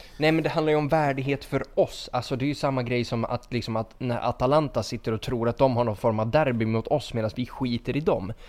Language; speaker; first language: Swedish; native; Swedish